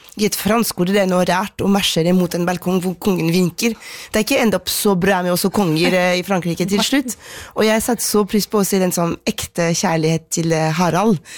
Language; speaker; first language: Norwegian; non-native, fluent; French